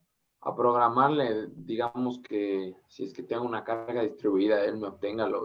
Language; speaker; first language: Spanish; native; Spanish